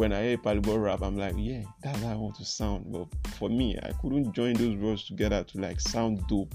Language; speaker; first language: English; non-native, local second language; Yoruba